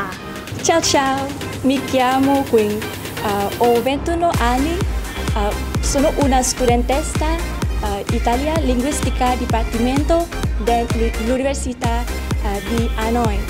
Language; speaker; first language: Italian; non-native, learner; Vietnamese